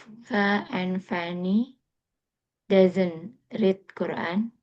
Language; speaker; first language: English; non-native, local second language; Indonesian